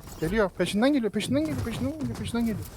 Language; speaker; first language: Turkish; native; Turkish